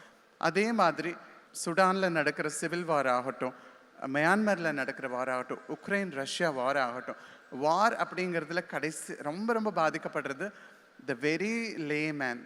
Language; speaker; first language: Tamil; native; Tamil